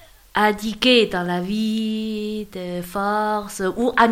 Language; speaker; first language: French; non-native, learner; Chinese